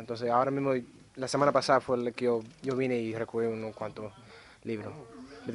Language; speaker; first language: Spanish; early bilingual, heritage; Spanish